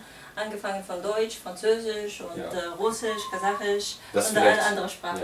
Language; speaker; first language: German; non-native, fluent; Kazakh